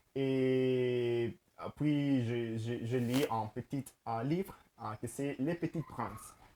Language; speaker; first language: French; non-native, learner; Spanish